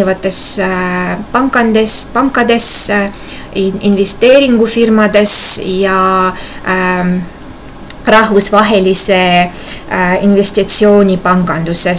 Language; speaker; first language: Estonian; non-native, local second language; Russian